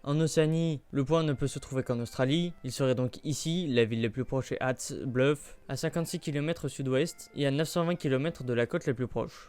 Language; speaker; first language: French; native; French